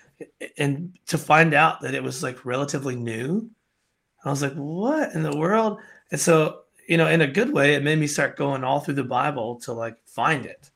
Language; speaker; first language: English; native; English